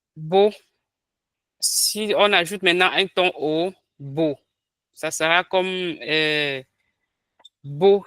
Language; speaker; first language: French; non-native, local second language; Ghomala